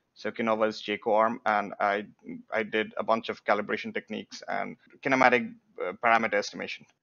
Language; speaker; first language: English; non-native, local second language; Bangla